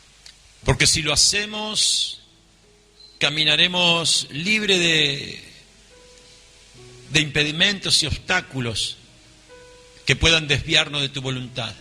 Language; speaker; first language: Spanish; native; Spanish